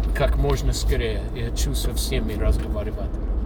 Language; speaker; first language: Russian; non-native, fluent; English